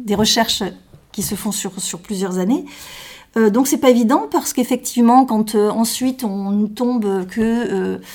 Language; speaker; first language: French; native; French